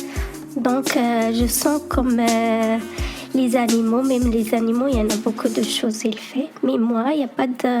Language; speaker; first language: French; non-native, learner; Arabic